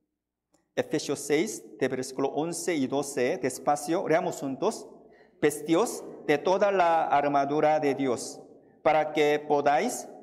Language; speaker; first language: Spanish; non-native, fluent; Korean